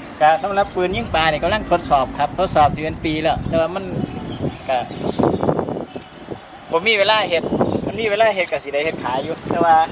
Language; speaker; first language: Thai; non-native, local second language; Northeastern Thai